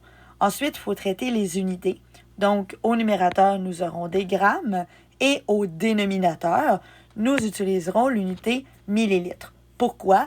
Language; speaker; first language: French; native; French